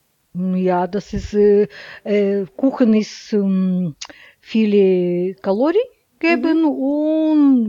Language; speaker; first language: German; non-native, learner; Russian